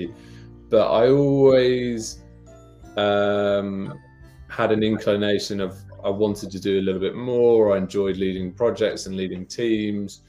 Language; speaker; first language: English; native; English